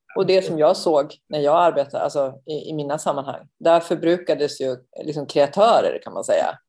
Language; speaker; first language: Swedish; native; Swedish